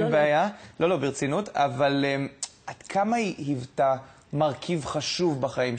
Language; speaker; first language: Hebrew; native; Hebrew